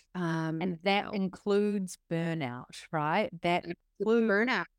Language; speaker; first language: English; native; English